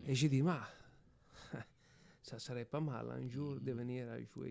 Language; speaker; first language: French; non-native, fluent; Italian